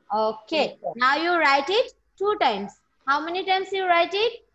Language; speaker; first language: English; non-native, local second language; Bangla